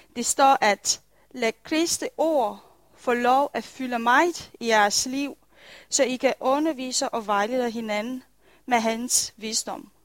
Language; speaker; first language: Danish; non-native, fluent; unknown